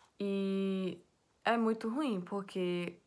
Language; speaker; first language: Portuguese; non-native, fluent; English